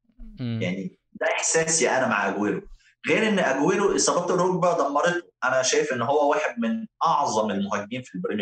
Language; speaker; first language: Arabic; native; Arabic